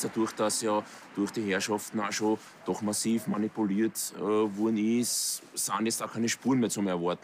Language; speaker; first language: German; native; German